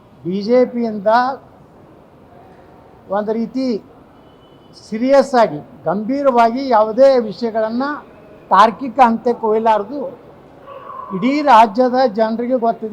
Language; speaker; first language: Kannada; native; Kannada